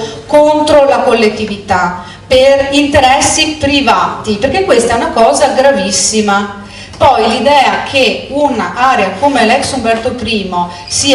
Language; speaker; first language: Italian; native; Italian